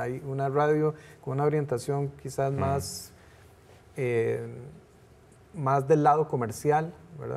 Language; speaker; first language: Spanish; native; Spanish